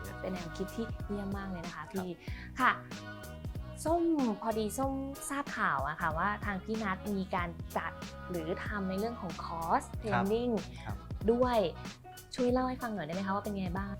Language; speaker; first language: Thai; native; Thai